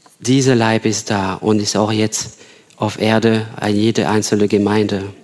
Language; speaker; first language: German; non-native, fluent; French